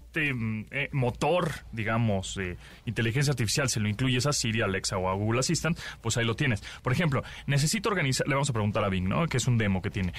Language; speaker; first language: Spanish; native; Spanish